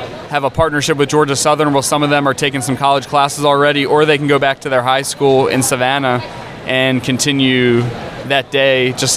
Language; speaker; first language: English; native; English